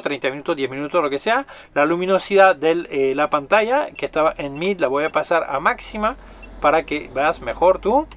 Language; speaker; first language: Spanish; non-native, fluent; French